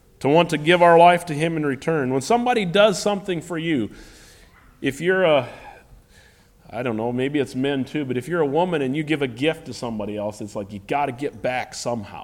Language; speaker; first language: English; native; English